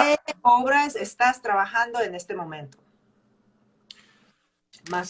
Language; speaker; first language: Spanish; early bilingual, heritage; English